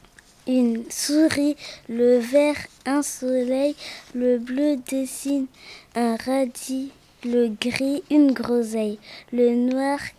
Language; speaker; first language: French; native; French